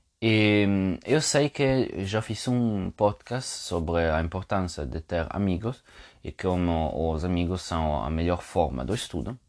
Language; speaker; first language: Portuguese; non-native, fluent; Italian